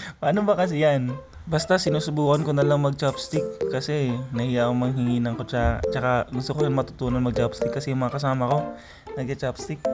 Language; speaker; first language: Filipino; native; Filipino